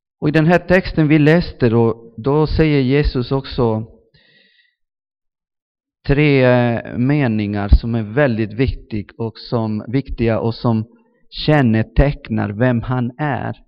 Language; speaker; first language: Swedish; non-native, fluent; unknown